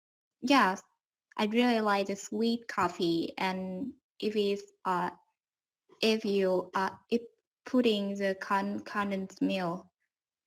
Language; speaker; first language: English; non-native, learner; Vietnamese